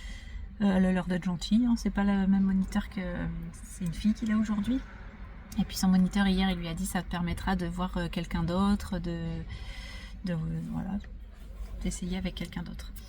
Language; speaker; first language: French; native; French